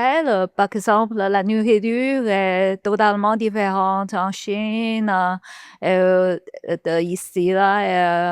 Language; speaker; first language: French; non-native, learner; Chinese